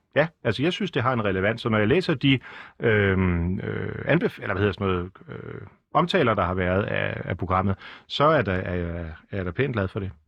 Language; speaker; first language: Danish; native; Danish